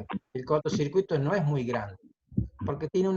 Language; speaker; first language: Spanish; native; Spanish